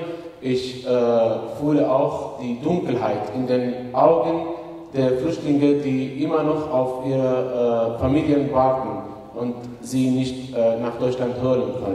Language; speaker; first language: German; non-native, fluent; Arabic